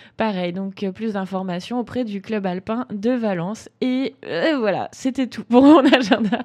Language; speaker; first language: French; native; French